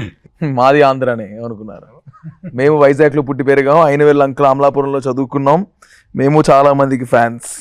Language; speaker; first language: Telugu; native; Telugu